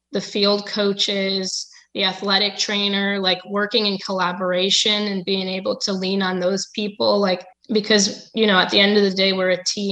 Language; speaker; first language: English; native; English